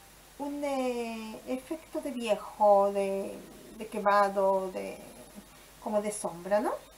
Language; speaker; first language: Spanish; native; Spanish